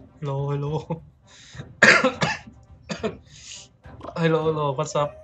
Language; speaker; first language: English; non-native, learner; Vietnamese